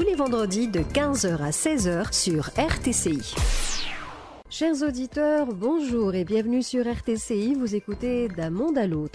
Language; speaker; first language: French; non-native, local second language; Arabic